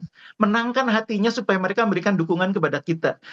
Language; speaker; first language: Indonesian; native; Indonesian